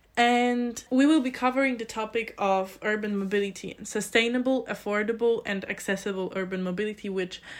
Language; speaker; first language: English; non-native, fluent; Polish